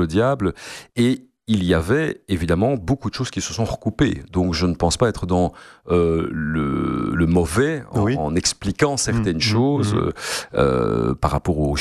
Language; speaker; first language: French; native; French